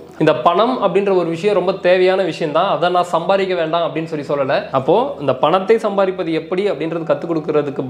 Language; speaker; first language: Tamil; native; Tamil